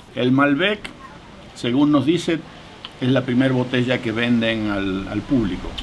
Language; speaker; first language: Spanish; native; Spanish